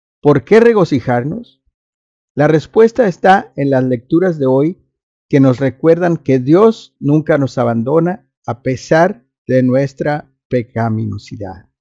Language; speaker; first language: Spanish; non-native, fluent; English